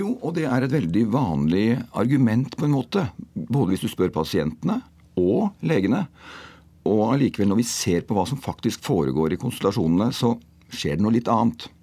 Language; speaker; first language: Norwegian; native; Norwegian